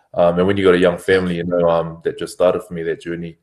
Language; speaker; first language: English; native; English